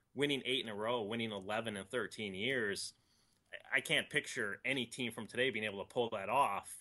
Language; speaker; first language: English; native; English